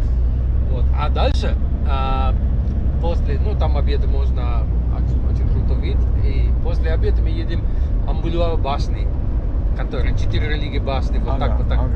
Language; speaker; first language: Russian; non-native, learner; Sinhala